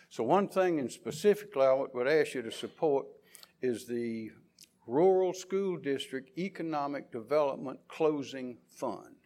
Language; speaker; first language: English; native; English